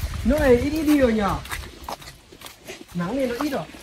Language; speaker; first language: Vietnamese; native; Vietnamese